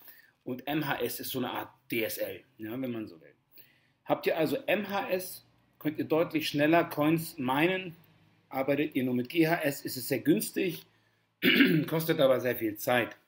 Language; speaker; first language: German; native; German